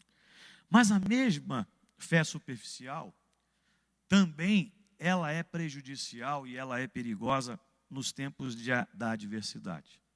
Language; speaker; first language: Portuguese; native; Portuguese